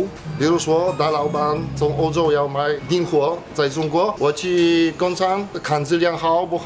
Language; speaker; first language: Chinese; non-native, fluent; Polish